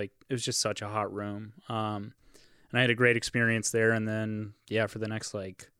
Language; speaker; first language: English; native; English